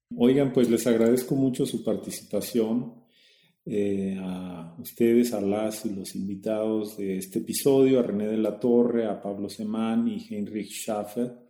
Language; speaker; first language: Spanish; native; Spanish